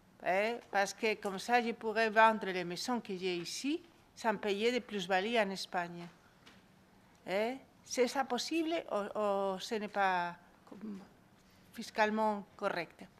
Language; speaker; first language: French; non-native, fluent; Spanish